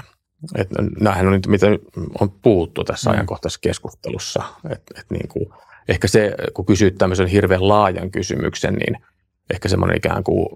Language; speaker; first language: Finnish; native; Finnish